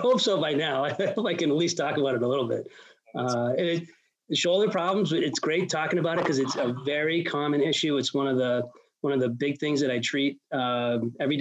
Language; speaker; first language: English; native; English